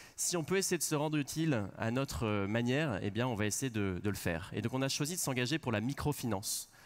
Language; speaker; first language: French; native; French